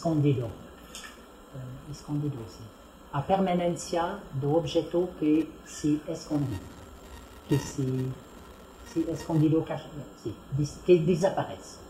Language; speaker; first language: Portuguese; non-native, fluent; French